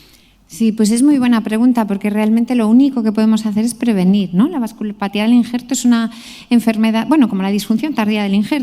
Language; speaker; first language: Spanish; native; Spanish